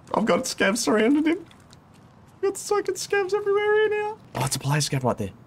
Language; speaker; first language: English; native; English